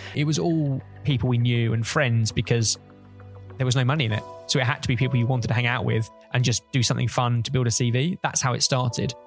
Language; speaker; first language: English; native; English